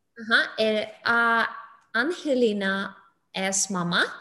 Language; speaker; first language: Spanish; non-native, learner; English